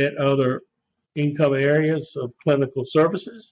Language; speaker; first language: English; native; English